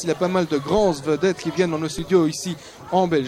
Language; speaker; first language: French; native; French